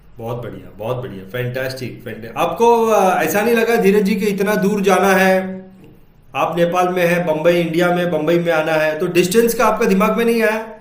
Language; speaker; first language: Hindi; native; Hindi